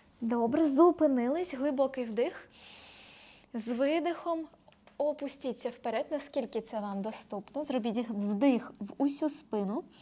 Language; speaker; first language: Ukrainian; non-native, local second language; Russian